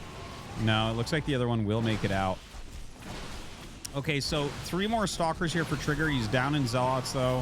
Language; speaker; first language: English; native; English